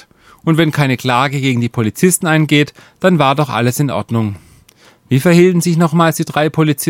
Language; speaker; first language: German; native; German